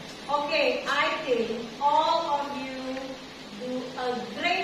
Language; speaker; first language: English; non-native, fluent; Indonesian